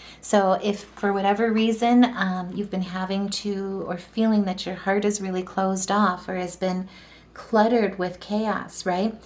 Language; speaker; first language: English; native; English